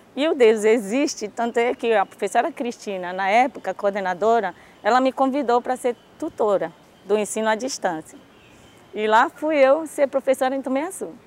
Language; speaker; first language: Portuguese; early bilingual, other home language; Japanese